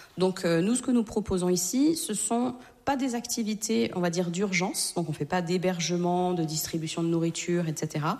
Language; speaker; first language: French; native; French